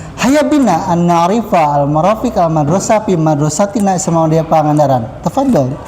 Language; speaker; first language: Arabic; non-native, learner; Indonesian